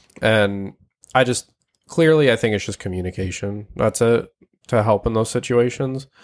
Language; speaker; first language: English; native; English